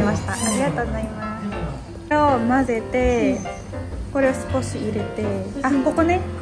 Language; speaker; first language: Japanese; non-native, learner; Filipino